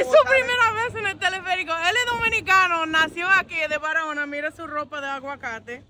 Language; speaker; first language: Spanish; non-native, fluent; English